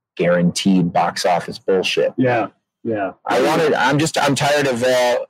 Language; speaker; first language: English; native; English